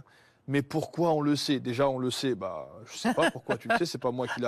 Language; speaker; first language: French; native; French